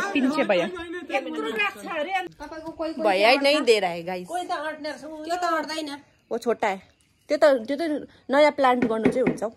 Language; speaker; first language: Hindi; non-native, local second language; Nepali